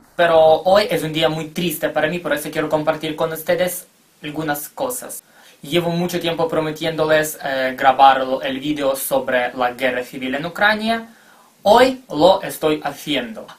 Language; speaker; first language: Spanish; non-native, fluent; Ukrainian